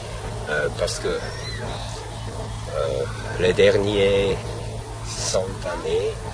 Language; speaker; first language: French; non-native, fluent; Slovak